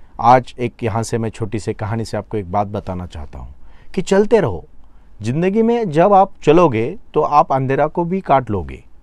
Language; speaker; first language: Hindi; non-native, local second language; Marathi